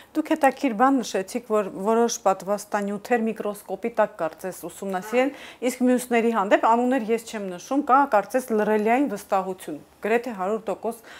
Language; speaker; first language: Armenian; native; Armenian